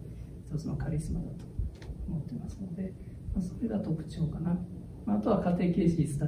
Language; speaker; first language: Japanese; native; Japanese